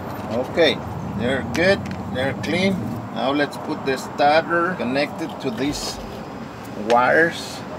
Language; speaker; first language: English; non-native, fluent; Spanish